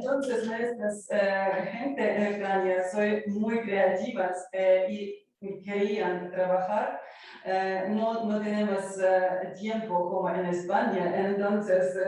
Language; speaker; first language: Spanish; non-native, learner; Ukrainian